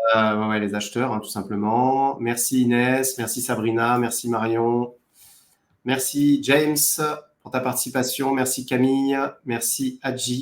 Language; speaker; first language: French; native; French